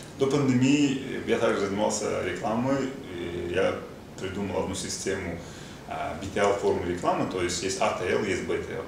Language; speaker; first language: Russian; non-native, local second language; Azerbaijani